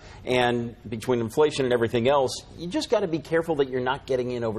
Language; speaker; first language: English; native; English